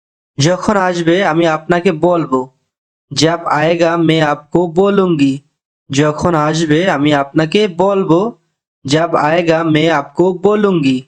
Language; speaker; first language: Hindi; non-native, local second language; Bangla